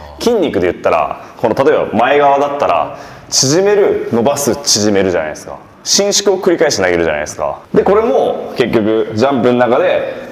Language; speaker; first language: Japanese; native; Japanese